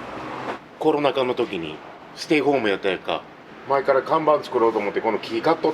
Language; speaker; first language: Japanese; native; Japanese